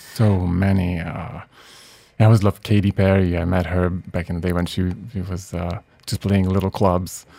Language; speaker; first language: English; non-native, fluent; Hungarian